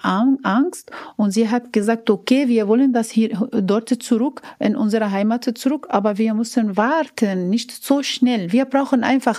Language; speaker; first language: German; non-native, learner; Arabic